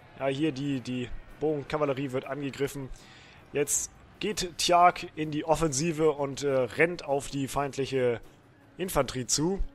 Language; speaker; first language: German; native; German